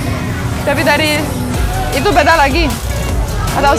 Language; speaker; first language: Indonesian; non-native, fluent; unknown